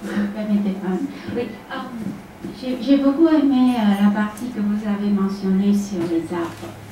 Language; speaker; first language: French; non-native, fluent; Chinese